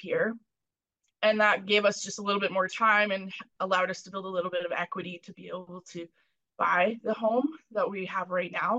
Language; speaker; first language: English; native; English